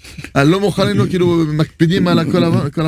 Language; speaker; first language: Hebrew; non-native, fluent; French